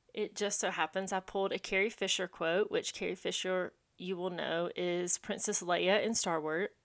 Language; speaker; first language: English; native; English